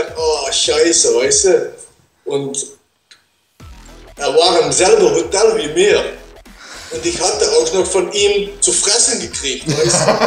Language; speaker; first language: German; non-native, learner; Dutch